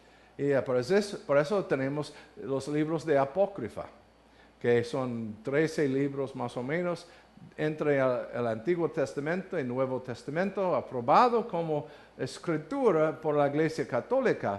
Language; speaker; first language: Spanish; non-native, learner; English